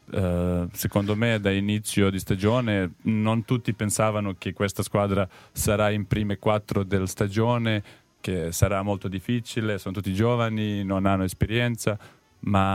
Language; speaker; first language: Italian; non-native, learner; Serbian